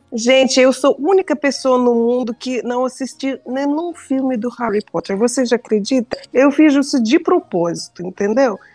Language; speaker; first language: Portuguese; non-native, fluent; Russian